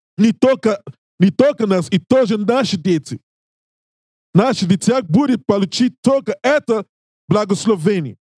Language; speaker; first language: Russian; non-native, learner; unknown